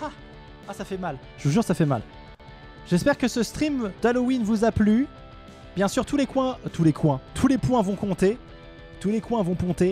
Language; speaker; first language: French; native; French